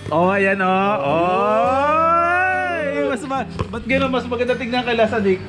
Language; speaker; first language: Filipino; native; Filipino